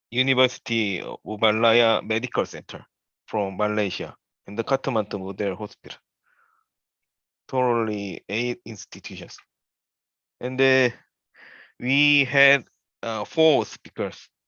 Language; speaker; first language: English; non-native, learner; Korean